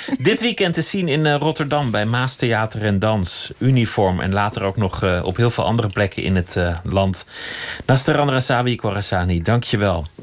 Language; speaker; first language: Dutch; native; Dutch